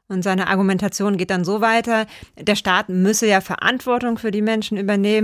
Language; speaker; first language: German; native; German